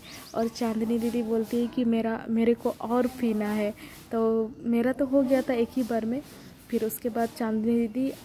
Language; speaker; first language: Hindi; non-native, local second language; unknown